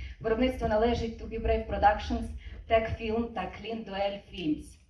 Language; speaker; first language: Ukrainian; native; Ukrainian